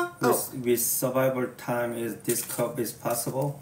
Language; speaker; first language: English; non-native, learner; Korean